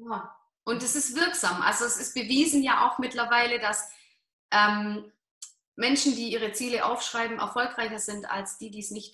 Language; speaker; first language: German; native; German